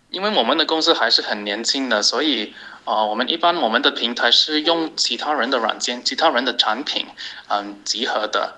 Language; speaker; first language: Chinese; non-native, fluent; English